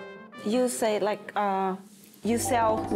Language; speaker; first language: English; non-native, learner; Vietnamese